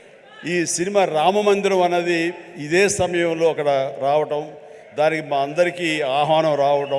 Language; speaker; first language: Telugu; native; Telugu